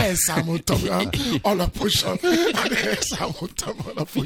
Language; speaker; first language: Hungarian; non-native, fluent; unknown